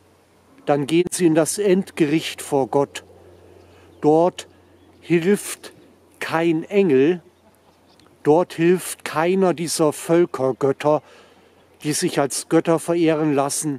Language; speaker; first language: German; native; German